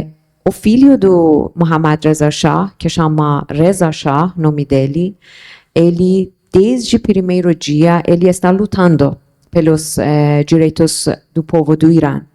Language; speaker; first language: Portuguese; non-native, fluent; Persian